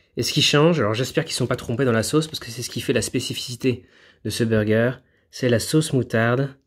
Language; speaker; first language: French; native; French